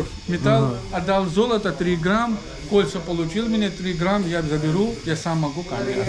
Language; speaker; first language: Russian; non-native, learner; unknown